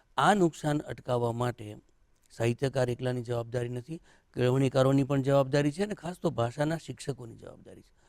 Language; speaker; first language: Gujarati; native; Gujarati